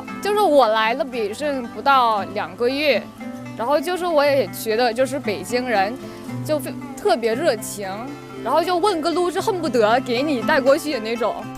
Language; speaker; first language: Chinese; non-native, fluent; Vietnamese